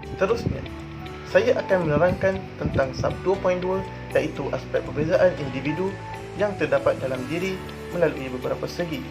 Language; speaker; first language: Malay; native; Malay